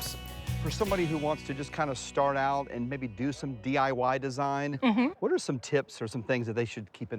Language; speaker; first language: English; native; English